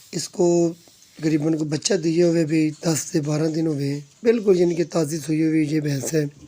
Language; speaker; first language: Urdu; non-native, local second language; Punjabi